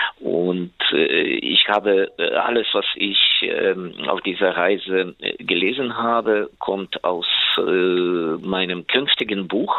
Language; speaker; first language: German; non-native, fluent; Ukrainian